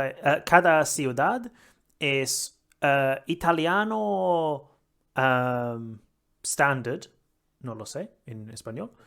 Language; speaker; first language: Spanish; non-native, learner; English